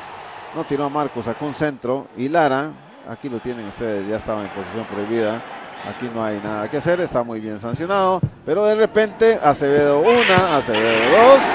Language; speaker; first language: Spanish; native; Spanish